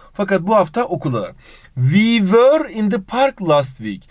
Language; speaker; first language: English; non-native, fluent; Turkish